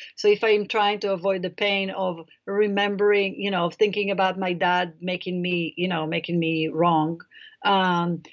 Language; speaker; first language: English; non-native, fluent; Hebrew